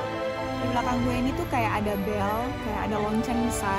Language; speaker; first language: Indonesian; native; Indonesian